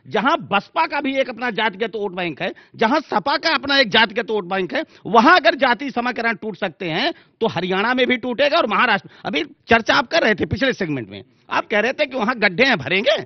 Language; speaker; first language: Hindi; native; Hindi